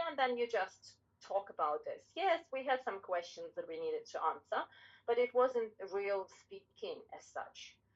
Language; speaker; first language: English; non-native, fluent; Russian